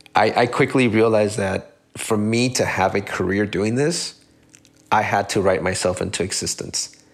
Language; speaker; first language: English; early bilingual, other home language; Spanish